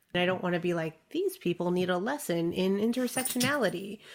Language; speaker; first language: English; early bilingual, other home language; Chinese